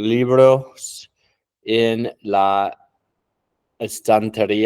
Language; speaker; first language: Spanish; non-native, learner; English